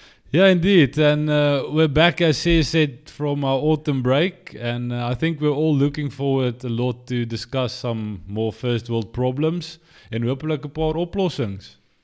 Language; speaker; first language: English; non-native, local second language; Afrikaans